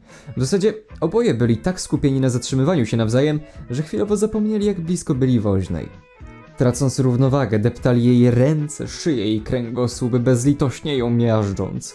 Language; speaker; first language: Polish; native; Polish